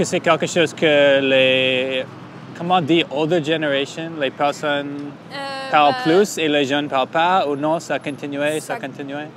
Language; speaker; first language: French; non-native, learner; English